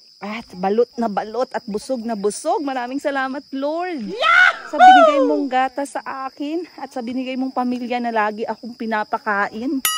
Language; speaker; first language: Filipino; non-native, local second language; Cebuano